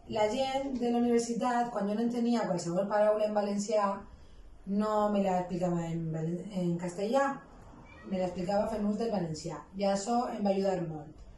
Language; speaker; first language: Catalan; non-native, local second language; Spanish